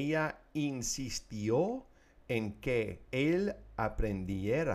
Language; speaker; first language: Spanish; non-native, fluent; English